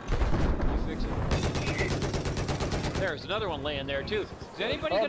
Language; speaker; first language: English; native; English